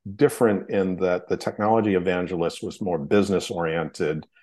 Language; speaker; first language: English; native; English